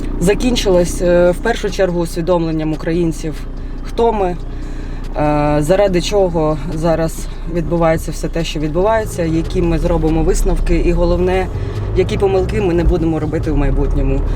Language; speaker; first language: Ukrainian; native; Ukrainian